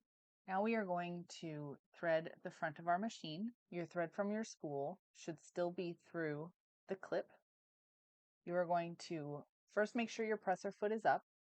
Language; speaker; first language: English; native; English